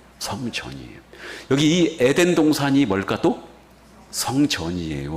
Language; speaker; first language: Korean; native; Korean